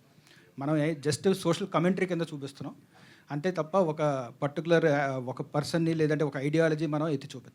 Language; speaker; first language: Telugu; native; Telugu